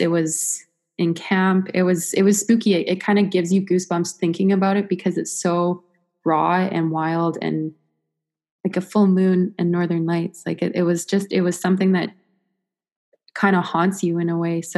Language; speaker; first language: English; native; English